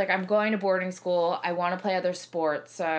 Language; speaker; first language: English; native; English